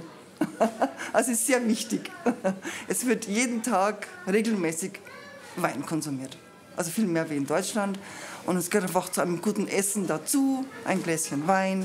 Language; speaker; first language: German; native; German